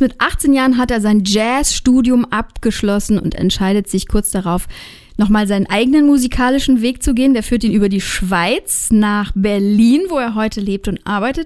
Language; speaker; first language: German; native; German